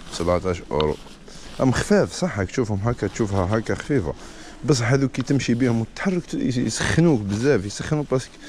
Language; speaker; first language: Arabic; native; Arabic